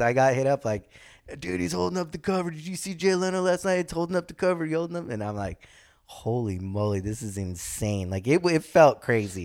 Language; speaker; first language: English; early bilingual, other home language; German